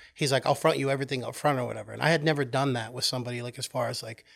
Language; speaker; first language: English; native; English